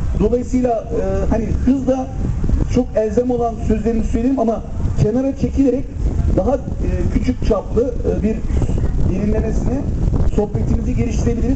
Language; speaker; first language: Turkish; native; Turkish